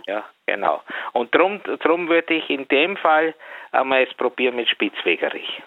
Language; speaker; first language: German; native; German